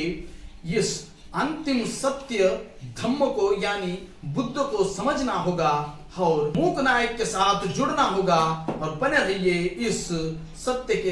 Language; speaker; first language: Hindi; native; Hindi